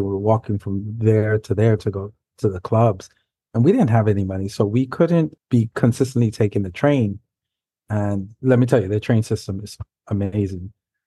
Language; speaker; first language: English; early bilingual, other home language; Spanish